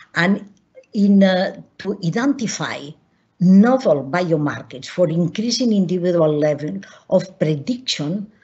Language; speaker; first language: English; non-native, learner; Catalan